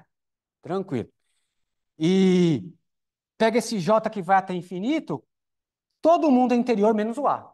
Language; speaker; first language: Portuguese; native; Portuguese